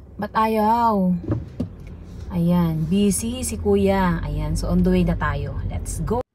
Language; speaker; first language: Filipino; native; Filipino